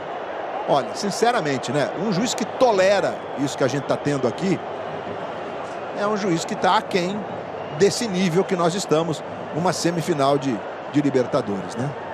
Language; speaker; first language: Portuguese; native; Portuguese